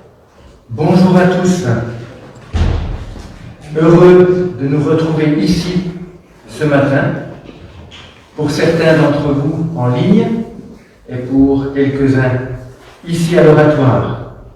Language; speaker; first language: French; native; French